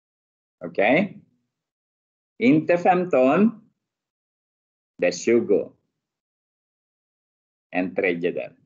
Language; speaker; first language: Swedish; non-native, fluent; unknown